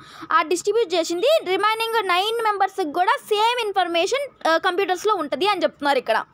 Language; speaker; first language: Telugu; native; Telugu